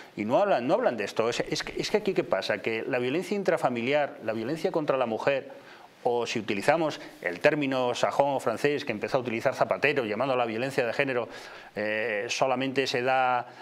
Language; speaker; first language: Spanish; native; Spanish